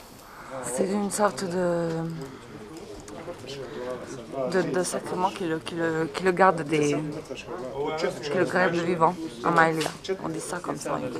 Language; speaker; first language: French; non-native, fluent; Bosnian